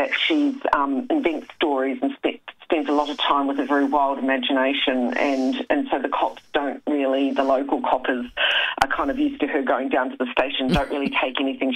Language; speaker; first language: English; native; English